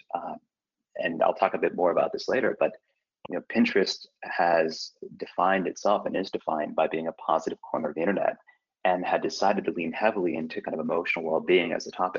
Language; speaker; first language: English; native; English